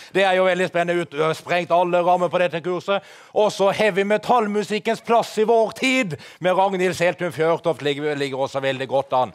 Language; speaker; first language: Norwegian; native; Norwegian